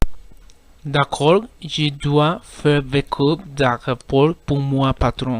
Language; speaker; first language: French; non-native, learner; Spanish